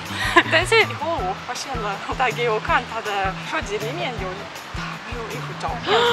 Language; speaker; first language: Chinese; non-native, learner; Russian